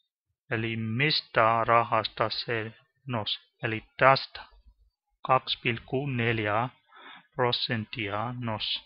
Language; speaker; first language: Finnish; non-native, learner; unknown